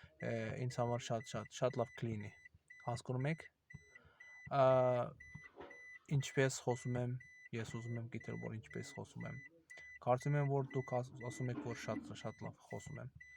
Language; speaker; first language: Armenian; non-native, learner; Azerbaijani